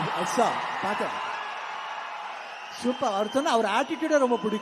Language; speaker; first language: Tamil; non-native, local second language; Kannada